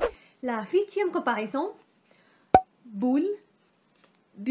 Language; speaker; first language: French; non-native, fluent; Thai